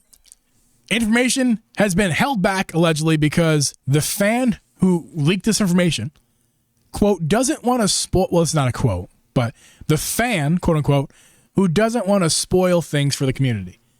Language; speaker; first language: English; native; English